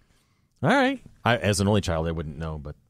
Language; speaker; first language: English; native; English